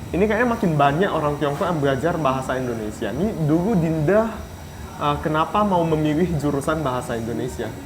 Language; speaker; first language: Indonesian; native; Indonesian